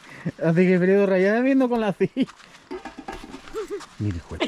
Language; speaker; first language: Spanish; native; Spanish